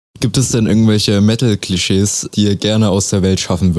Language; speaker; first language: German; native; German